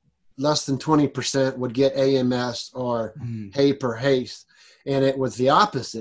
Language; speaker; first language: English; native; English